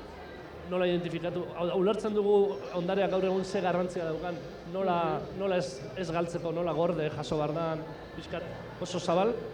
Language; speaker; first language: Basque; native; Basque